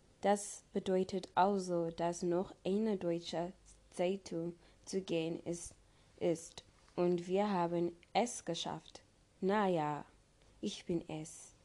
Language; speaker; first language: German; non-native, learner; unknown